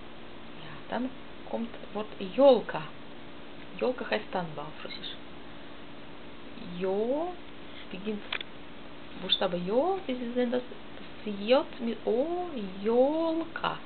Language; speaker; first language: German; non-native, learner; Russian